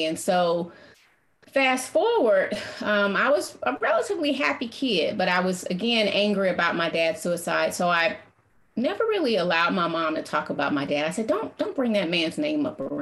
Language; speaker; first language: English; native; English